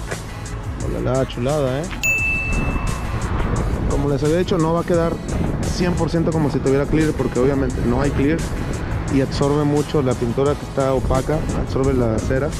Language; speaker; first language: Spanish; native; Spanish